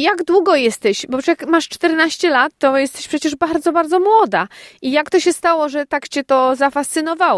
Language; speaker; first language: Polish; native; Polish